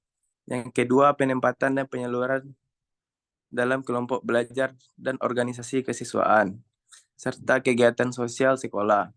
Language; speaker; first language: Indonesian; native; Indonesian